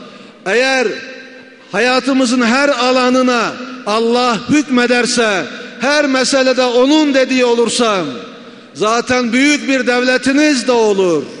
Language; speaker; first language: Turkish; native; Turkish